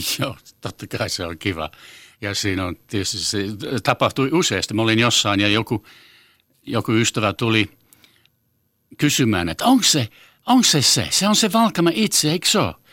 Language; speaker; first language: Finnish; non-native, fluent; English